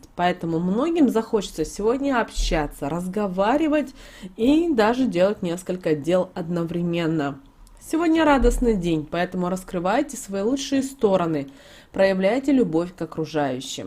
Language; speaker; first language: Russian; native; Russian